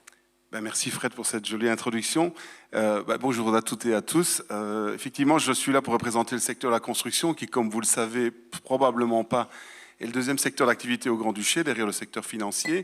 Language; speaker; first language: French; native; French